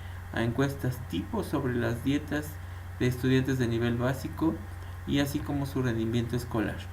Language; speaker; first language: Spanish; native; Spanish